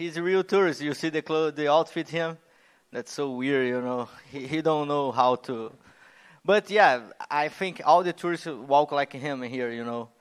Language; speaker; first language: English; non-native, learner; Portuguese